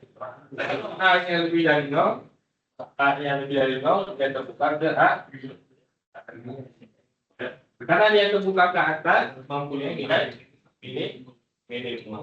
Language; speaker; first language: Indonesian; native; Indonesian